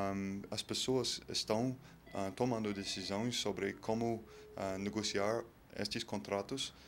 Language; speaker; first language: Portuguese; non-native, fluent; English